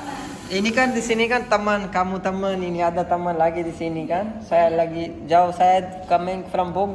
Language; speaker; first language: Indonesian; non-native, learner; Urdu